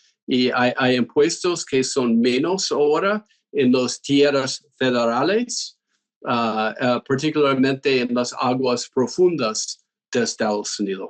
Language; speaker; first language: Spanish; non-native, fluent; English